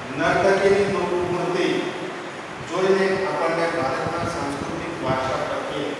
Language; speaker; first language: Gujarati; native; Gujarati